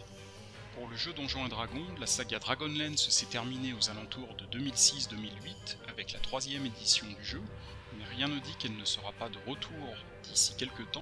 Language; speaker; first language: French; native; French